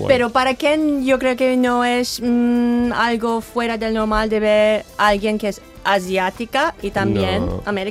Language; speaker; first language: Spanish; non-native, fluent; English